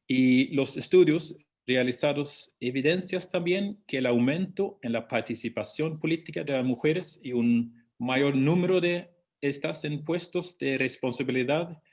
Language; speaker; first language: Spanish; non-native, fluent; Swedish